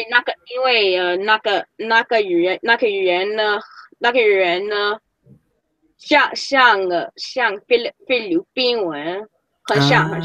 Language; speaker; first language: Chinese; non-native, learner; English